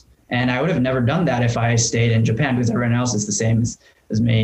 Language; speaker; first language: English; non-native, fluent; Japanese